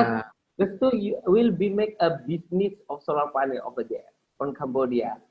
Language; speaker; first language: English; non-native, learner; Indonesian